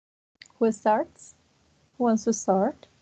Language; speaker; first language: English; non-native, fluent; Spanish